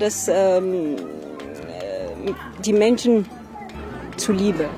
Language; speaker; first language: German; non-native, fluent; French